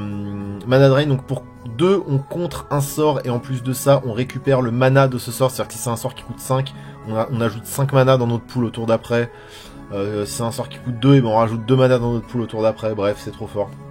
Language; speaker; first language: French; native; French